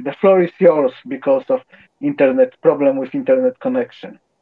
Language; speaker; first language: English; non-native, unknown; Polish